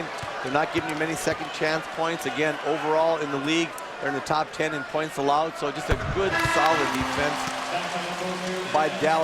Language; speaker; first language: English; native; English